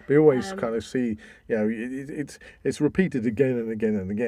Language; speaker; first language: English; native; English